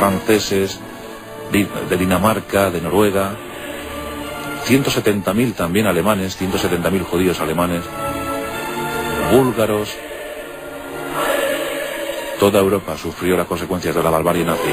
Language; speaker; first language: Spanish; native; Spanish